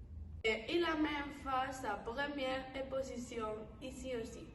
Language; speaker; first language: French; non-native, learner; Spanish